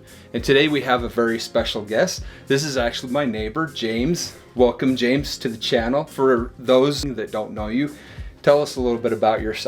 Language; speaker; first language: English; native; English